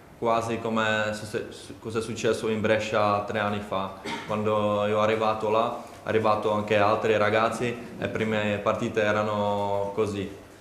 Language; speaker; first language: Italian; non-native, learner; Czech